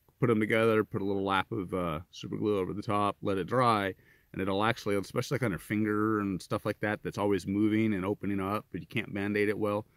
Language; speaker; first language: English; native; English